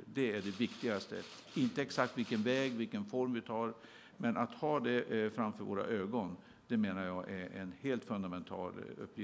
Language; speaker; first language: Swedish; native; Swedish